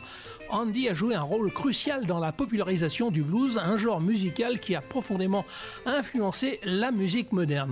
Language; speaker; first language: French; native; French